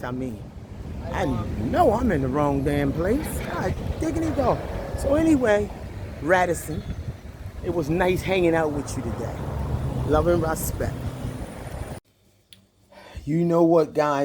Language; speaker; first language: English; native; English